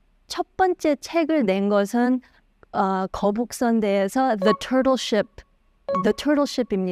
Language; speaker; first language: Korean; early bilingual, heritage; Korean